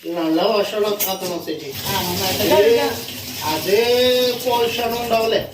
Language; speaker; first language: Malayalam; non-native, learner; Hindi